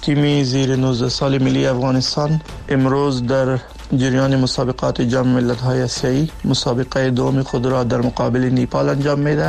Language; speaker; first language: Persian; native; Persian